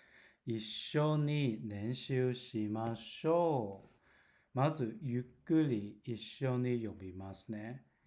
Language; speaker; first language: Japanese; non-native, learner; Cantonese